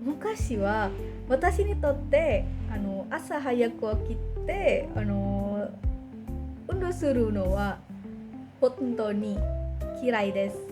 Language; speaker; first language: Japanese; non-native, learner; Indonesian